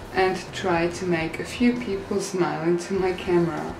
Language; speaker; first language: English; non-native, fluent; Swiss German